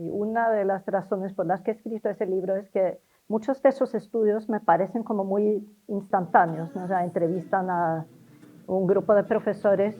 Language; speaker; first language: Spanish; non-native, fluent; Norwegian